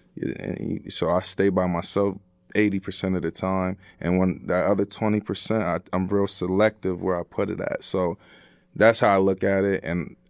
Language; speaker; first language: English; native; English